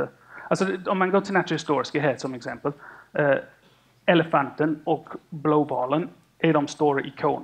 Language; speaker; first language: Swedish; non-native, fluent; English